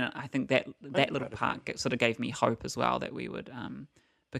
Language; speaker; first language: English; native; English